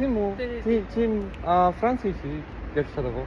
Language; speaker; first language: Mongolian; non-native, learner; English